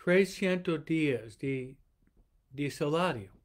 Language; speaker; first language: Spanish; non-native, fluent; English